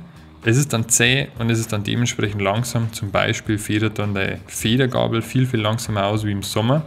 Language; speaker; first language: German; native; German